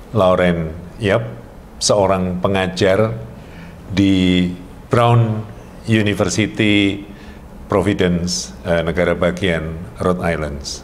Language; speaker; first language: Indonesian; native; Indonesian